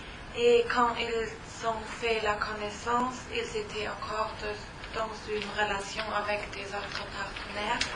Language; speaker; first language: French; non-native, learner; German